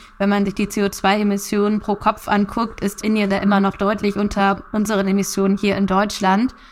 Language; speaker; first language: German; native; German